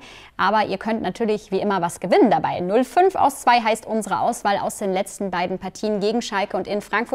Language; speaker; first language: German; native; German